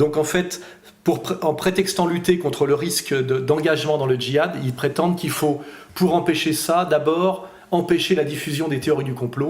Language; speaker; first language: French; native; French